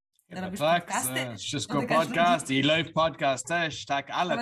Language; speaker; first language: Polish; non-native, learner; English